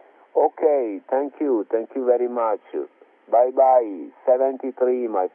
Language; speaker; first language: English; non-native, learner; Italian